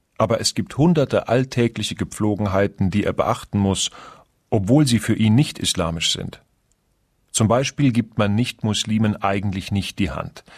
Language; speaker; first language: German; non-native, fluent; Persian